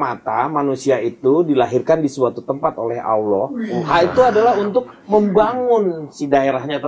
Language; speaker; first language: Indonesian; native; Indonesian